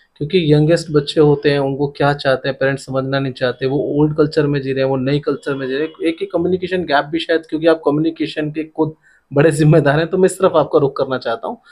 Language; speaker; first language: Hindi; native; Hindi